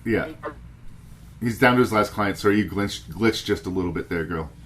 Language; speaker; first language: English; native; English